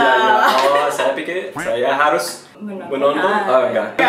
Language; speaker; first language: Indonesian; non-native, learner; Korean